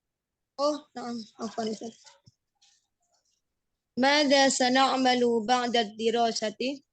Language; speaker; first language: Arabic; non-native, learner; Indonesian